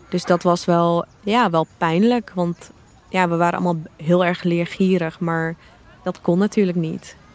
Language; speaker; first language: Dutch; early bilingual, other home language; Arabic